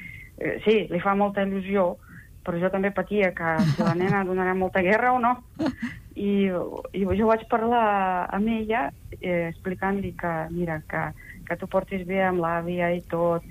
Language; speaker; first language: Catalan; non-native, fluent; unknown